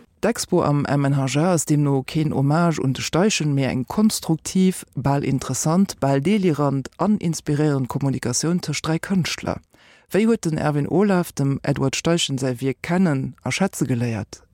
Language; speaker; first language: German; non-native, learner; Dutch